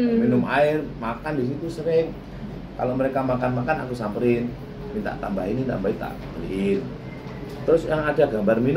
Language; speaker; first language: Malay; non-native, local second language; Javanese